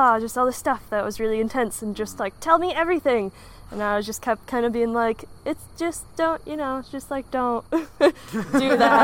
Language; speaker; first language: English; native; English